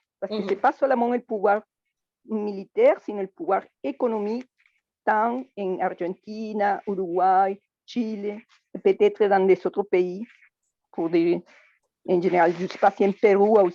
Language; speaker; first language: French; non-native, fluent; Spanish